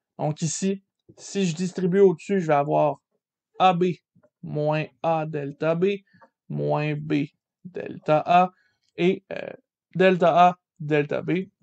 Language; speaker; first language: French; native; French